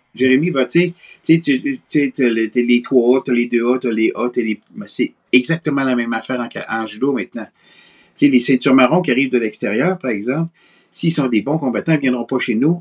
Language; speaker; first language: French; native; French